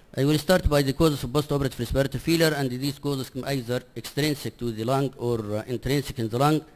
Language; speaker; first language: English; non-native, fluent; Arabic